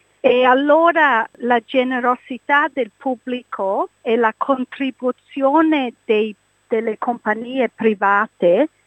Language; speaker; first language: Italian; early bilingual, heritage; English